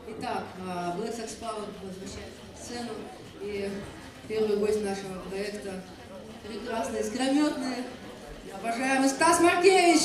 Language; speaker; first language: Russian; native; Russian